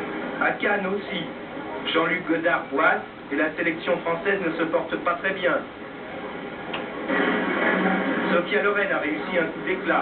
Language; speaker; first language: French; native; French